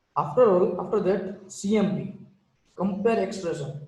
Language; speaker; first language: English; non-native, local second language; Gujarati